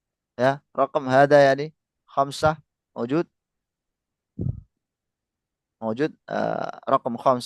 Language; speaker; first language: Arabic; non-native, fluent; Indonesian